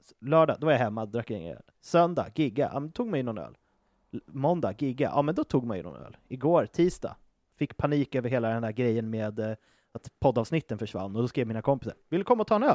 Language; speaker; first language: Swedish; native; Swedish